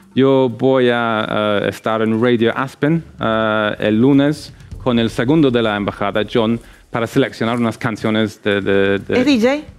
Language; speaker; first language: Spanish; non-native, fluent; English